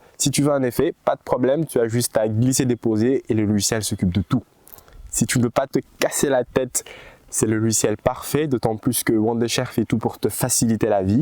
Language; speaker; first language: French; native; French